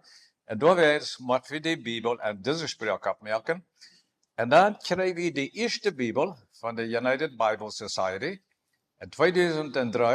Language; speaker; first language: German; non-native, learner; Plautdietsch